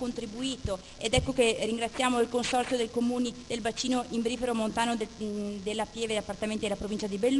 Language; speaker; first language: Italian; native; Italian